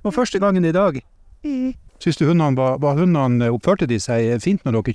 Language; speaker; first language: Norwegian; native; Norwegian